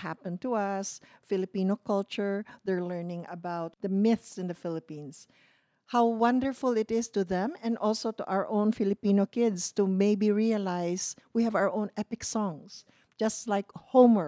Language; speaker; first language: English; non-native, local second language; Cebuano